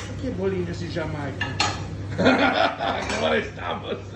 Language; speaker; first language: Portuguese; non-native, learner; English